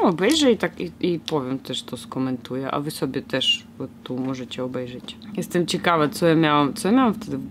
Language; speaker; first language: Polish; non-native, fluent; Russian